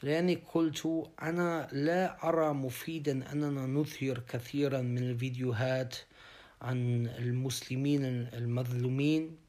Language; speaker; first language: Arabic; non-native, fluent; German